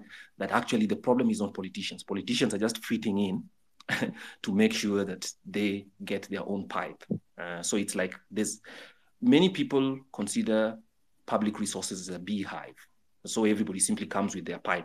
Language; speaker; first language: English; non-native, local second language; Luo (Kenya and Tanzania)